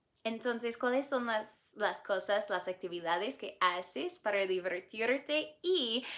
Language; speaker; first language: Spanish; non-native, fluent; English